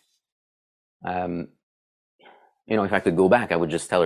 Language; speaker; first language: English; non-native, fluent; French